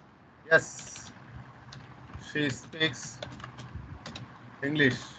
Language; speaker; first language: English; non-native, learner; Telugu